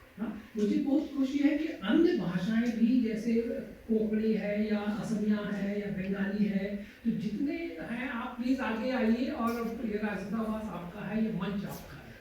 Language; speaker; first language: Hindi; native; Hindi